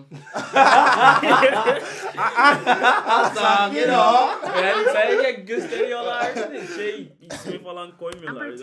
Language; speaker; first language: Turkish; non-native, learner; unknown